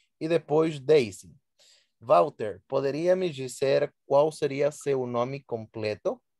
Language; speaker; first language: Portuguese; non-native, fluent; Spanish